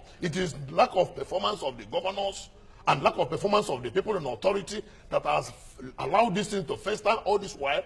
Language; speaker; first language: English; non-native, local second language; Igbo